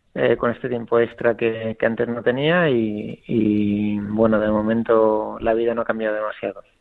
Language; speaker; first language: Spanish; native; Spanish